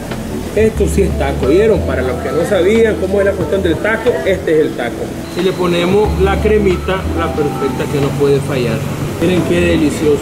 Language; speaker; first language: Spanish; native; Spanish